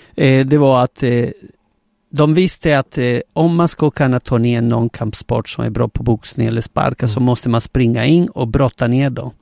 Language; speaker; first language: Swedish; non-native, fluent; Spanish